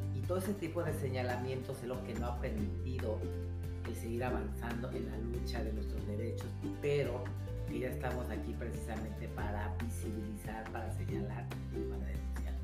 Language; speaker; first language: Spanish; native; Spanish